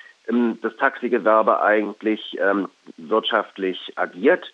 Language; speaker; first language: German; native; German